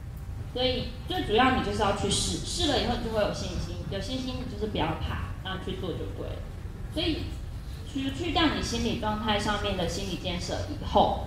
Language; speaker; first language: Chinese; native; Chinese